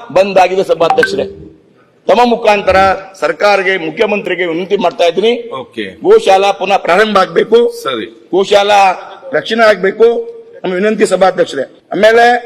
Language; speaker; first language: Kannada; non-native, local second language; Lambadi